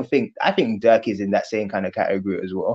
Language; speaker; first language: English; native; English